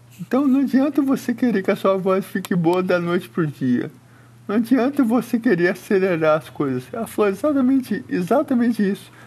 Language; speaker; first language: Portuguese; native; Portuguese